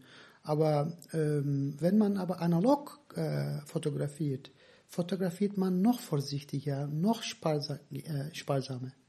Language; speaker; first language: German; non-native, fluent; Turkish